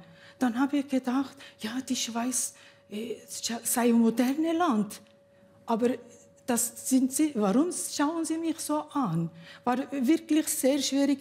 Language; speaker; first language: German; non-native, learner; Kurdish